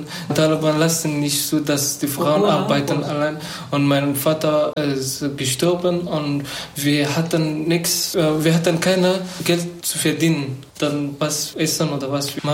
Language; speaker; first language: German; non-native, learner; Persian